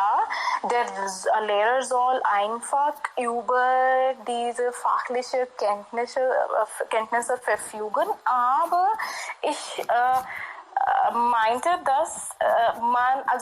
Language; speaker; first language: German; non-native, fluent; Hindi